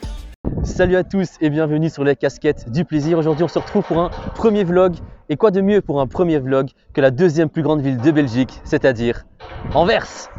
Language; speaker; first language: French; native; French